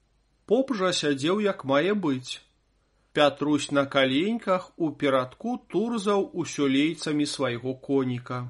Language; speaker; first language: Belarusian; native; Belarusian